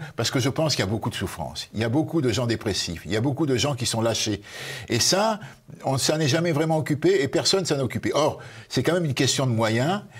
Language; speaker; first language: French; native; French